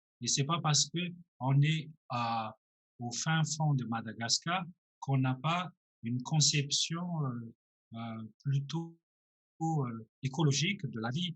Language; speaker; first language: French; non-native, local second language; Malagasy